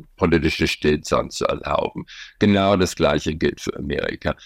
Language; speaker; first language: German; non-native, fluent; English